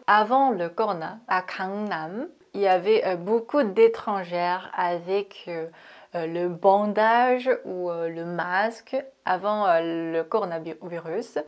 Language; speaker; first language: French; non-native, fluent; Korean